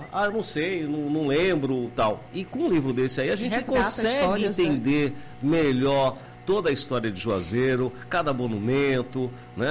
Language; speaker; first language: Portuguese; native; Portuguese